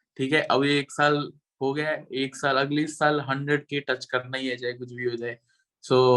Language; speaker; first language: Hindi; non-native, local second language; Punjabi